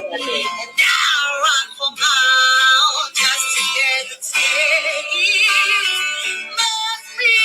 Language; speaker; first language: English; native; English